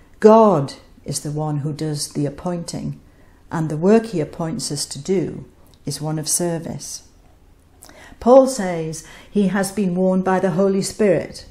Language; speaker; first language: English; native; English